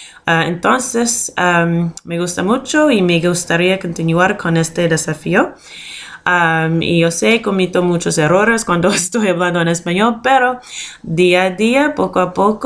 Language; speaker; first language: Spanish; non-native, learner; English